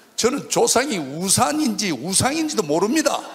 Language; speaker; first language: Korean; native; Korean